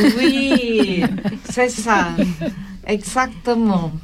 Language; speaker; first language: French; non-native, learner; Filipino